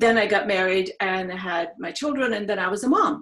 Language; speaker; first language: English; non-native, fluent; Serbian